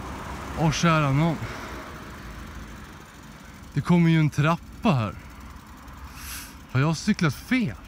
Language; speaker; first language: Swedish; native; Swedish